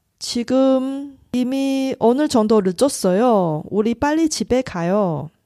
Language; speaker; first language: Korean; non-native, local second language; Chinese